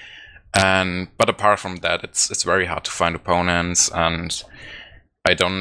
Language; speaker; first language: English; non-native, fluent; German